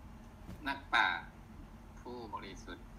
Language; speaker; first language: Thai; native; Thai